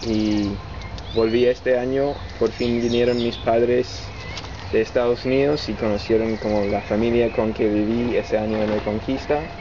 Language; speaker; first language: Spanish; non-native, fluent; English